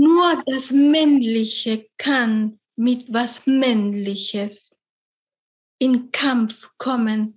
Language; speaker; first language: German; non-native, fluent; Spanish